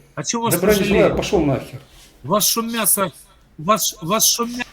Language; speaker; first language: Russian; native; Russian